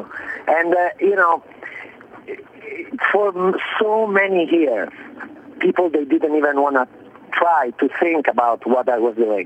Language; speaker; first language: English; non-native, fluent; Italian